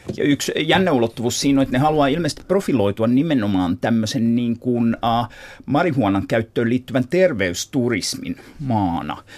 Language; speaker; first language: Finnish; native; Finnish